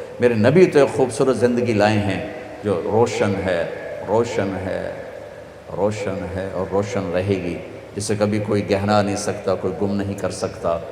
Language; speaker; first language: Urdu; non-native, local second language; Punjabi